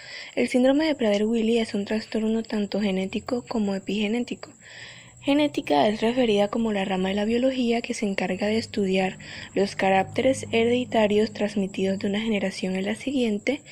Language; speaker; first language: Spanish; native; Spanish